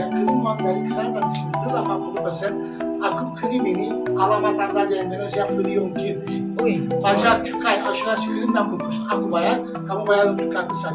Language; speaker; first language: Indonesian; non-native, learner; Turkish